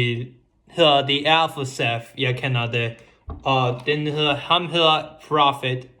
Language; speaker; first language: Danish; non-native, local second language; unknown